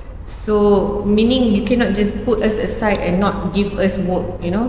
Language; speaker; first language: English; non-native, local second language; Malay